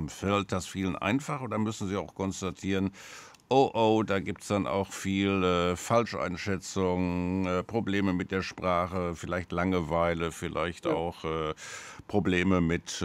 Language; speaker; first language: German; native; German